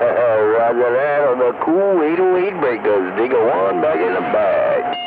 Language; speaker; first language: English; native; English